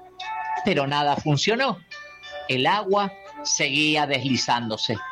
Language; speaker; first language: Spanish; native; Spanish